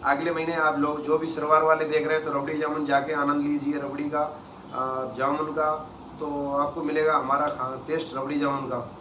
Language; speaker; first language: Hindi; non-native, local second language; Kannada